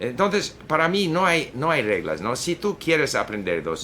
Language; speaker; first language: Spanish; non-native, fluent; Swedish